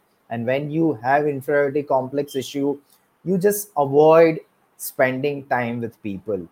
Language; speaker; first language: English; non-native, local second language; Gujarati